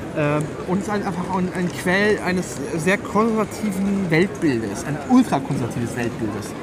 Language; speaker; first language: German; native; German